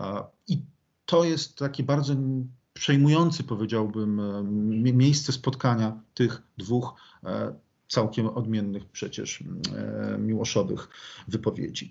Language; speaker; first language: Polish; native; Polish